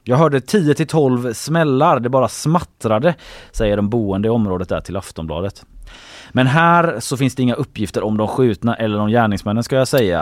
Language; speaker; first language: Swedish; native; Swedish